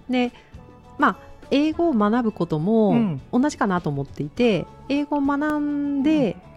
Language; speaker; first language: Japanese; native; Japanese